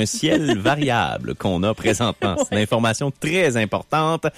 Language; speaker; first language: French; native; French